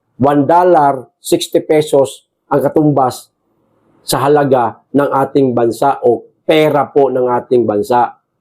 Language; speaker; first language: Filipino; non-native, local second language; Cebuano